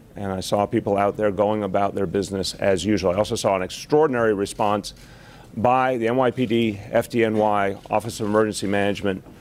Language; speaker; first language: English; native; English